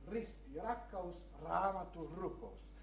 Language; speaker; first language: Finnish; non-native, learner; Italian